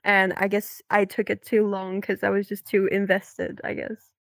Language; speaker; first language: English; non-native, fluent; Dutch